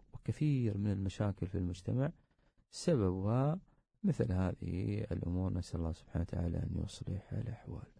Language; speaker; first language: Arabic; native; Arabic